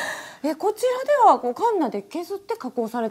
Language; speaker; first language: Japanese; native; Japanese